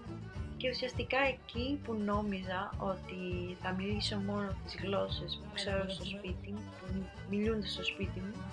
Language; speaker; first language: Greek; early bilingual, heritage; Spanish